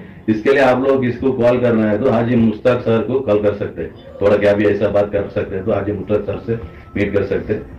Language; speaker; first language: Hindi; non-native, local second language; Malayalam